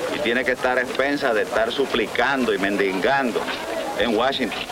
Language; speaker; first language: Spanish; native; Spanish